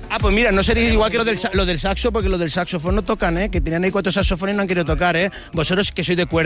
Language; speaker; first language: Spanish; native; Spanish